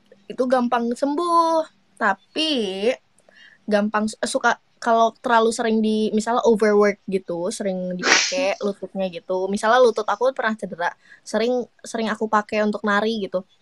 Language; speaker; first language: Indonesian; native; Indonesian